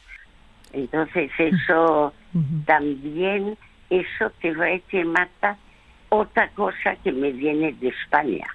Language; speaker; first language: Spanish; early bilingual, other home language; French